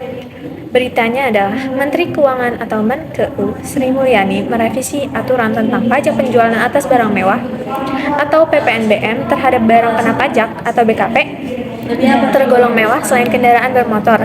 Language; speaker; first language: Indonesian; native; Indonesian